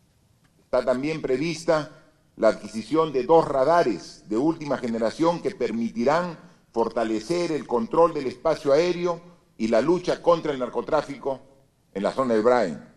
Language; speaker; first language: Spanish; native; Spanish